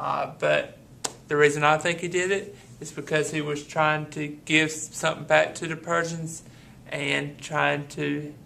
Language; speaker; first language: English; native; English